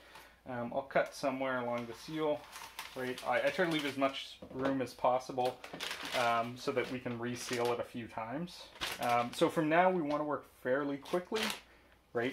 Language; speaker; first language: English; native; English